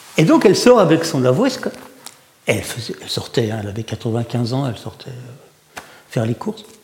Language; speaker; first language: French; early bilingual, other home language; Russian